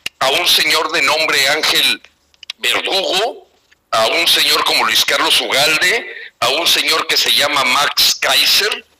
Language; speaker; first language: Spanish; native; Spanish